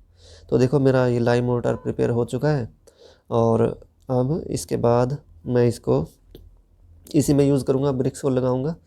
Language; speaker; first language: Hindi; native; Hindi